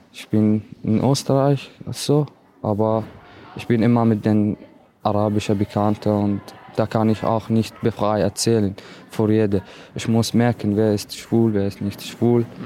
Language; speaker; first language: German; non-native, learner; Arabic